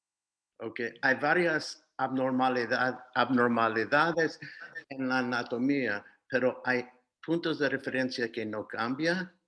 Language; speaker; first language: Spanish; non-native, fluent; English